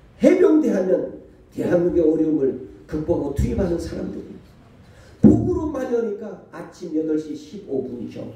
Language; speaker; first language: Korean; native; Korean